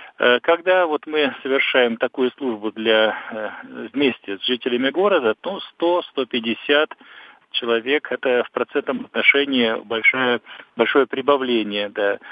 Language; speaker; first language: Russian; native; Russian